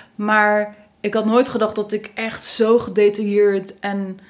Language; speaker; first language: Dutch; native; Dutch